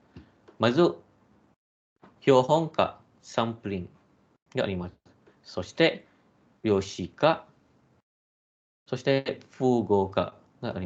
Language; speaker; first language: Japanese; non-native, fluent; Malay